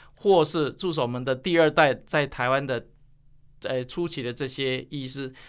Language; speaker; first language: Chinese; native; Chinese